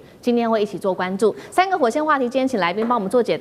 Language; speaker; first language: Chinese; native; Chinese